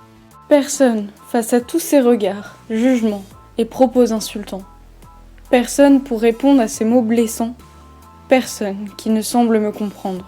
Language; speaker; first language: French; native; French